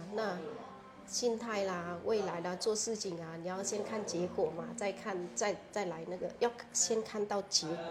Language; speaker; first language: Chinese; non-native, fluent; Vietnamese